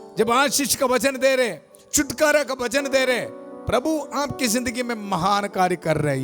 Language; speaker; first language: Hindi; non-native, local second language; Malayalam